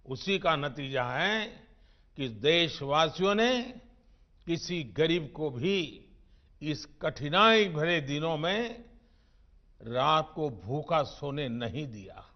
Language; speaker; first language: Hindi; non-native, local second language; Gujarati